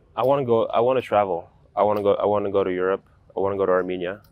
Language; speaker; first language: English; native; English